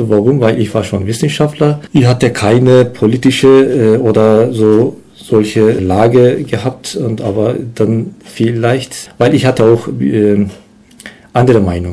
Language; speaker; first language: German; non-native, learner; Turkish